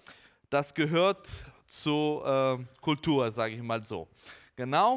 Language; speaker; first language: German; early bilingual, heritage; Portuguese